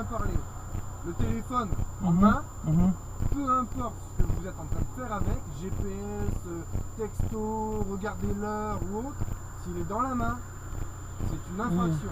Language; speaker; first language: French; native; French